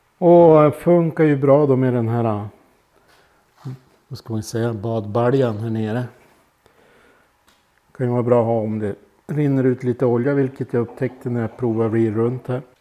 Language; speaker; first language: Swedish; native; Swedish